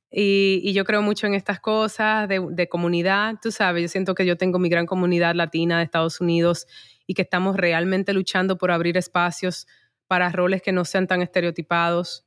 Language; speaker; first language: Spanish; native; Spanish